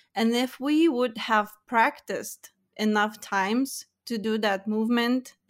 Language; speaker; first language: English; non-native, fluent; Lithuanian